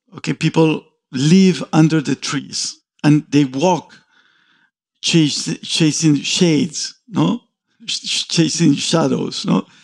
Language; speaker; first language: English; non-native, fluent; Spanish